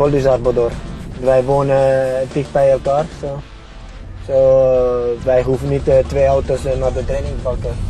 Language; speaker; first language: Dutch; non-native, learner; Estonian